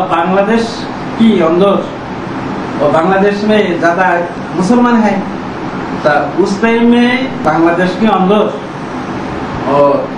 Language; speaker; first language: Hindi; non-native, fluent; Bangla